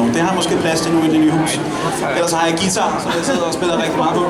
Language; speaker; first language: Danish; native; Danish